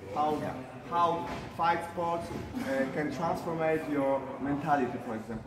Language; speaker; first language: English; non-native, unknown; Polish